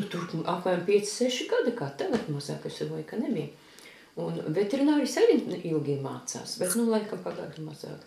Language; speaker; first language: Latvian; early bilingual, heritage; Latvian